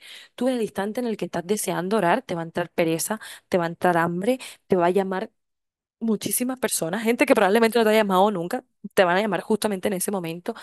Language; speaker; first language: Spanish; native; Spanish